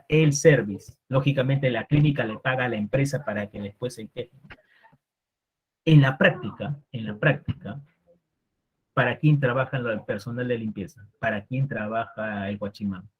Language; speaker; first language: Spanish; native; Spanish